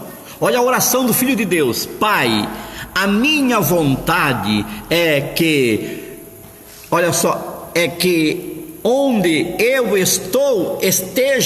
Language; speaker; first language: Portuguese; native; Portuguese